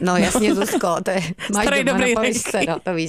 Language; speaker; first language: Czech; native; Czech